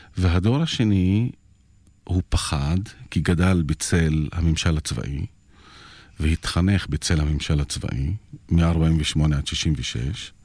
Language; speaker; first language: Hebrew; non-native, local second language; Arabic